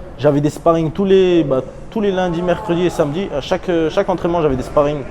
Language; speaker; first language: French; early bilingual, other home language; Chechen